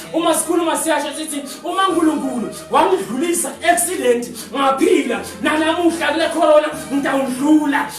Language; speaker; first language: Zulu; non-native, local second language; Swati